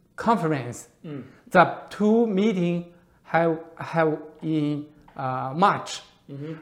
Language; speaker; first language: English; non-native, learner; Chinese